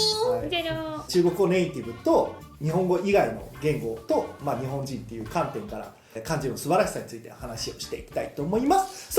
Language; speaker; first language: Japanese; native; Japanese